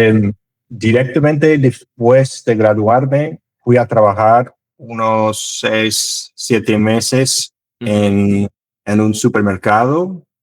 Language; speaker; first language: Spanish; non-native, fluent; English